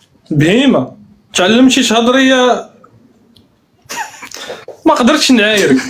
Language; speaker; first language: Arabic; native; Arabic